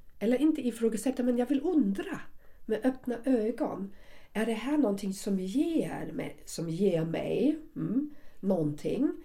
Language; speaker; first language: Swedish; non-native, fluent; German